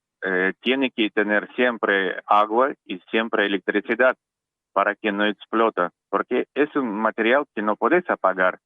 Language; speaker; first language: Spanish; non-native, learner; Russian